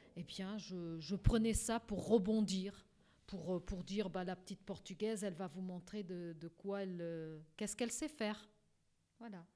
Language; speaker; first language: French; early bilingual, other home language; Portuguese